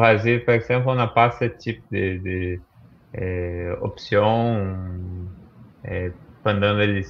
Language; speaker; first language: French; non-native, fluent; Portuguese